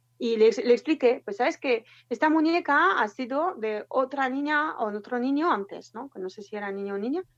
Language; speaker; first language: Spanish; non-native, fluent; French